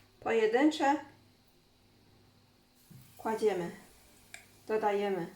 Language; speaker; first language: Polish; non-native, learner; Chinese